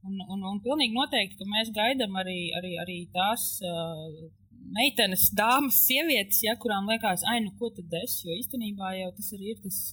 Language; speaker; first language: Latvian; native; Latvian